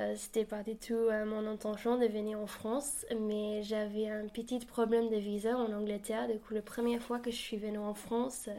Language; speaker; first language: French; non-native, fluent; English